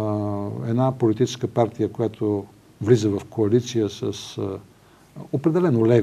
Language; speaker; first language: Bulgarian; native; Bulgarian